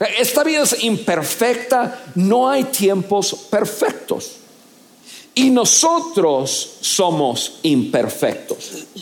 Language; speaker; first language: Spanish; non-native, fluent; English